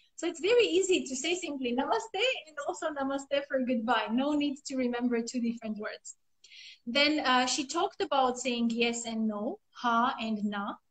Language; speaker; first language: English; non-native, fluent; Armenian